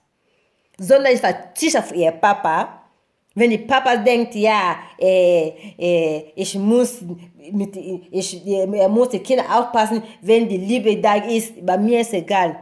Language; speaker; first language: German; non-native, learner; Lingala